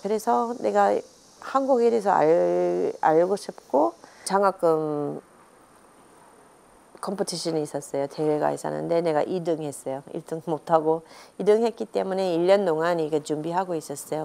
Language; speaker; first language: Korean; non-native, fluent; English